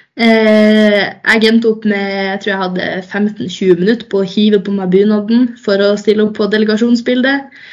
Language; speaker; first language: Norwegian; native; Norwegian